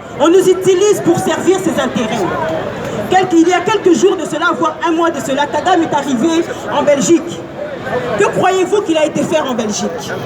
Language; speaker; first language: French; non-native, local second language; Lingala